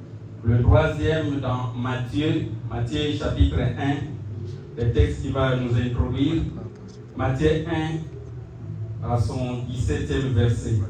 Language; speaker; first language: French; non-native, local second language; Lingala